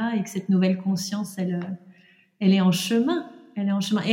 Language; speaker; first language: French; native; French